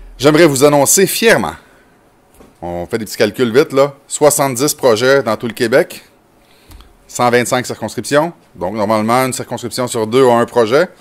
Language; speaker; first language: French; native; French